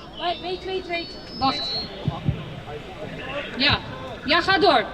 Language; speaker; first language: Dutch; non-native, fluent; Azerbaijani